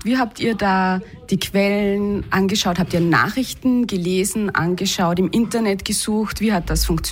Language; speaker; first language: German; native; German